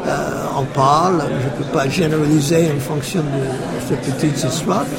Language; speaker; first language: French; non-native, fluent; English